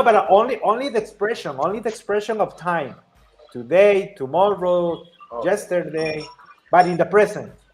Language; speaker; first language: English; non-native, fluent; Spanish